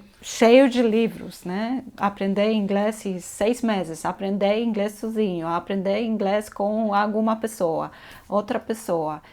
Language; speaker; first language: Portuguese; non-native, fluent; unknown